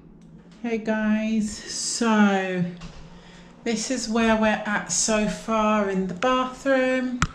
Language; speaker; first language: English; native; English